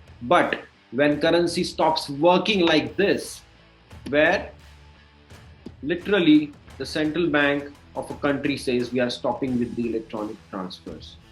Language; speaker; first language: English; non-native, local second language; Marathi